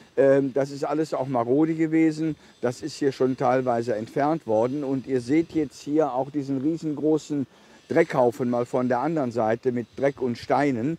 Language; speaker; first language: German; native; German